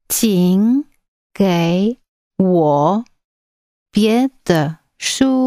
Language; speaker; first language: Chinese; non-native, learner; English